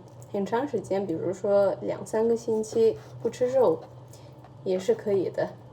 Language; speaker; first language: Chinese; early bilingual, heritage; Chinese